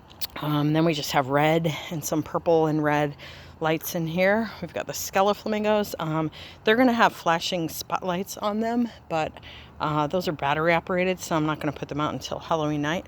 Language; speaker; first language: English; native; English